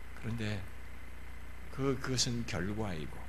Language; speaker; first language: Korean; native; Korean